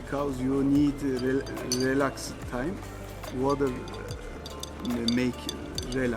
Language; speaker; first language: English; non-native, learner; Turkish